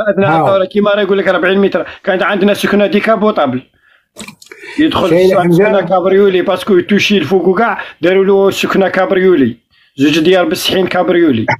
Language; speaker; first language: Arabic; native; Arabic